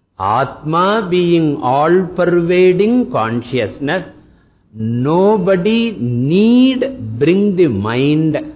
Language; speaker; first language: English; non-native, local second language; Tamil